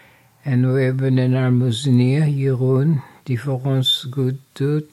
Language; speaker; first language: Dutch; non-native, fluent; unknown